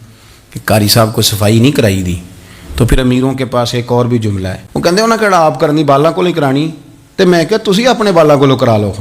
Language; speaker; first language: Urdu; native; Urdu